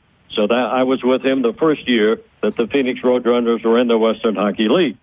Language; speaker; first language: English; native; English